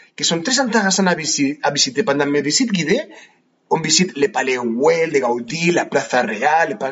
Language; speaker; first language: French; non-native, fluent; Spanish